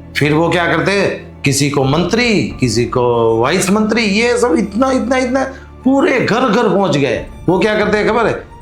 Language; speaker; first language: Hindi; non-native, local second language; Gujarati